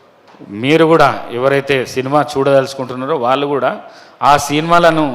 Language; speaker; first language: Telugu; native; Telugu